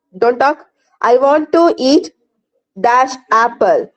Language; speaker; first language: English; non-native, local second language; Kannada